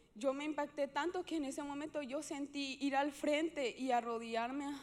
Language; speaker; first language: Spanish; native; Spanish